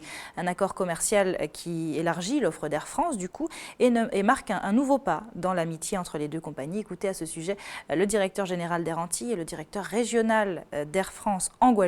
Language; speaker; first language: French; native; French